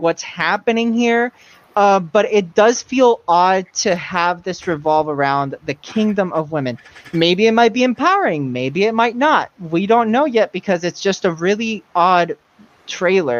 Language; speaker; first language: English; non-native, local second language; Spanish